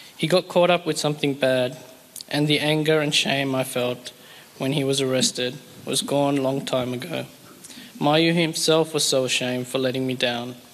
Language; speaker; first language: English; non-native, fluent; Tamil